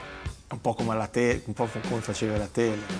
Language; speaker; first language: Italian; native; Italian